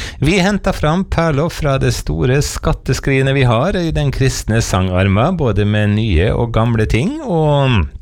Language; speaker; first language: Norwegian; native; Norwegian